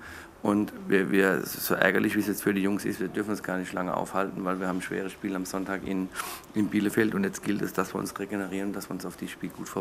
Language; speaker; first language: German; native; German